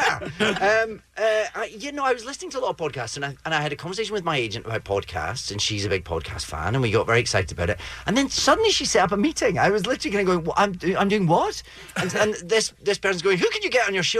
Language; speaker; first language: English; native; English